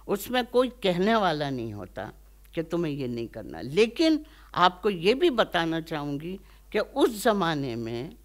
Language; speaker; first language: Hindi; native; Hindi